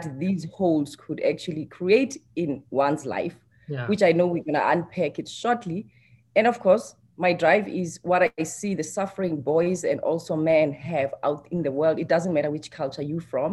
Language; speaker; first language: English; non-native, local second language; Xhosa